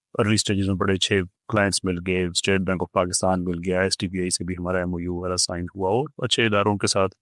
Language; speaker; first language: Urdu; non-native, local second language; Punjabi